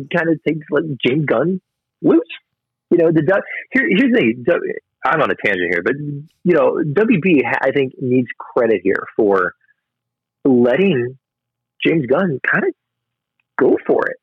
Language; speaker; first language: English; native; English